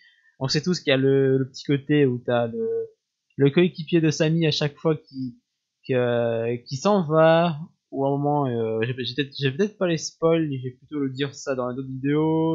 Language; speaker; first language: French; native; French